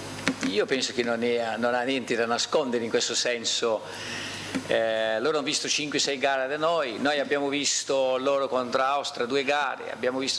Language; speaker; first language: Italian; non-native, fluent; Portuguese